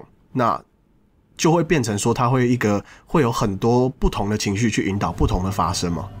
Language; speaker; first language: Chinese; native; Chinese